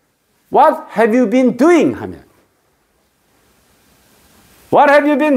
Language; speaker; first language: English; non-native, fluent; Korean